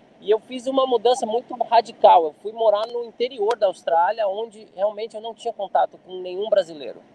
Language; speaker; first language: Portuguese; native; Portuguese